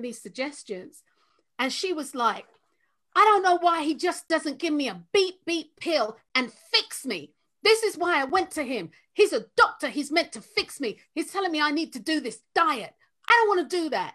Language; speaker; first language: English; native; English